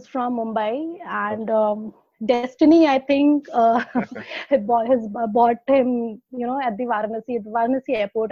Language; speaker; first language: English; non-native, local second language; Hindi